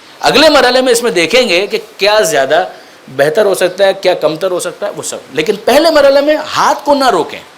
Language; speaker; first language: Urdu; non-native, local second language; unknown